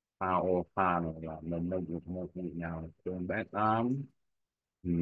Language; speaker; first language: Vietnamese; non-native, learner; Korean